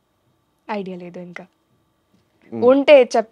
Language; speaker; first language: Telugu; non-native, learner; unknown